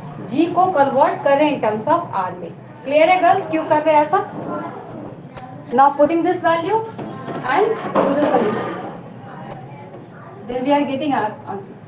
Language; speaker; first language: Hindi; native; Hindi